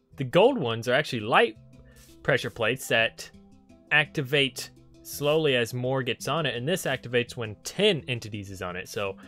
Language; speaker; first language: English; native; English